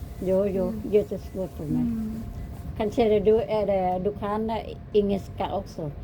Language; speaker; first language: Swedish; non-native, learner; Thai